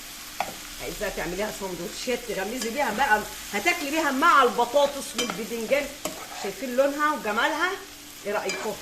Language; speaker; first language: Arabic; native; Arabic